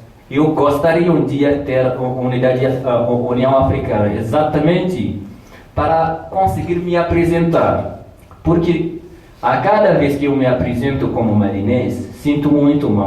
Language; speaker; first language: Portuguese; non-native, fluent; Tamasheq